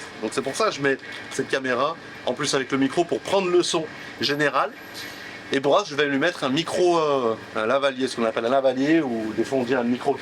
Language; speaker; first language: French; native; French